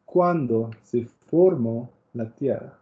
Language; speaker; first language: Spanish; non-native, learner; English